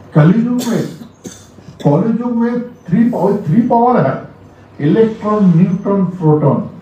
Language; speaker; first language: Hindi; non-native, local second language; Rangpuri